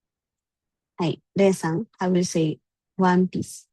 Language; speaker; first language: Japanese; non-native, fluent; Filipino